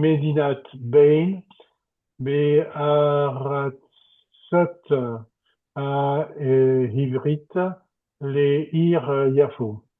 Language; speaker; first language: Hebrew; non-native, learner; French